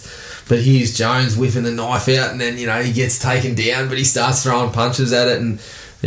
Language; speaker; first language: English; native; English